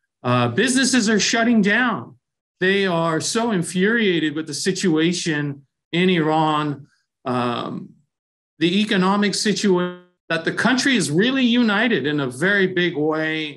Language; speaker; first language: English; early bilingual, other home language; Persian